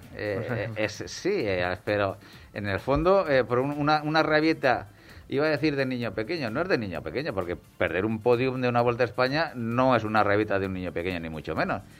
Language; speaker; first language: Spanish; native; Spanish